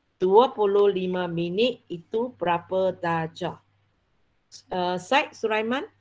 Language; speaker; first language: Malay; non-native, local second language; Chinese